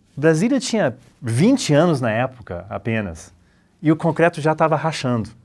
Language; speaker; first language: Portuguese; early bilingual, other home language; English